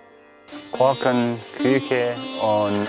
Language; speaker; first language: German; non-native, learner; Sherpa